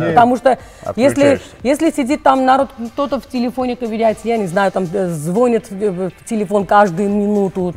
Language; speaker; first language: Russian; non-native, local second language; Armenian